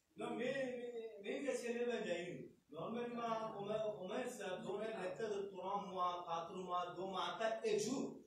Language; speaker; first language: French; non-native, learner; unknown